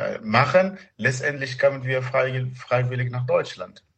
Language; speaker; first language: German; non-native, fluent; Arabic